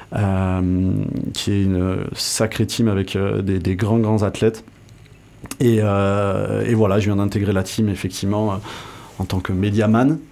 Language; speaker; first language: French; native; French